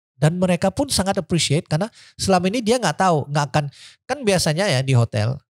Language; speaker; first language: Indonesian; early bilingual, heritage; Indonesian